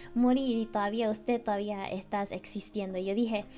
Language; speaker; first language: Spanish; non-native, learner; English